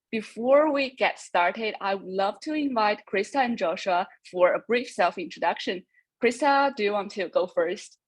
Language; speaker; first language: English; non-native, fluent; Chinese